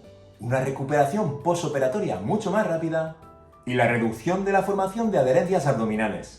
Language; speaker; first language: Spanish; native; Spanish